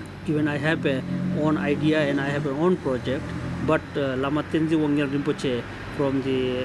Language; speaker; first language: English; non-native, local second language; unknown